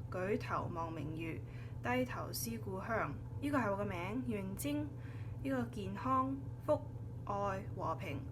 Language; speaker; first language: Cantonese; early bilingual, heritage; Cantonese